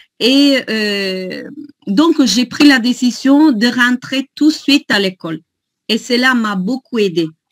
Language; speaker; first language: French; non-native, fluent; Italian